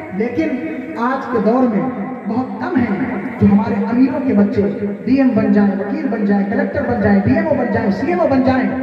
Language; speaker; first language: Hindi; native; Hindi